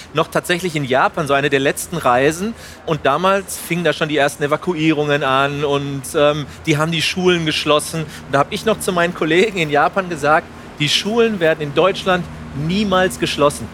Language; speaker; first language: German; non-native, fluent; Spanish